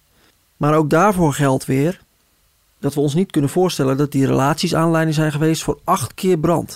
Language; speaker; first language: Dutch; native; Dutch